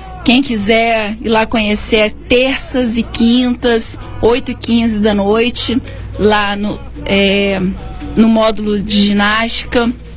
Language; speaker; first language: Portuguese; native; Portuguese